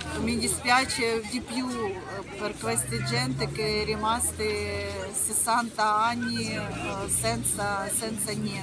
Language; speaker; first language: Italian; non-native, learner; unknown